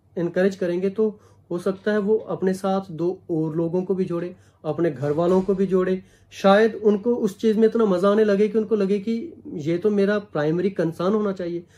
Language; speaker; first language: Hindi; non-native, local second language; Punjabi